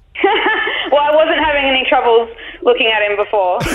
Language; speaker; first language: English; native; English